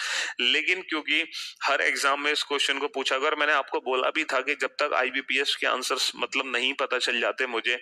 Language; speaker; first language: Hindi; native; Hindi